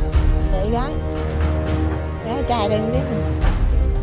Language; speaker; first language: Vietnamese; native; Vietnamese